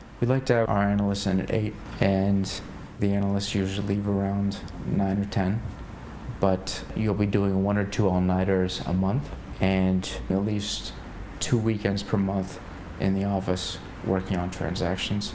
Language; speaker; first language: English; native; English